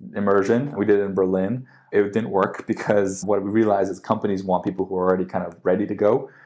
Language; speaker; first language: English; native; English